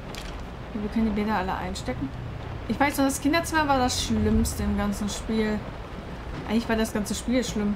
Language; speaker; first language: German; native; German